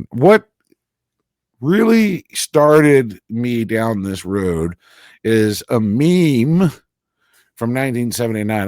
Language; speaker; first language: English; native; English